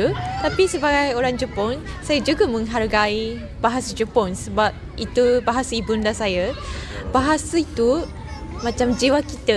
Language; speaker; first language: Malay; non-native, fluent; Japanese